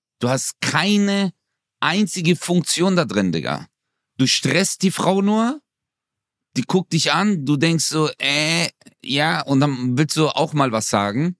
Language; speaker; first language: German; early bilingual, other home language; Turkish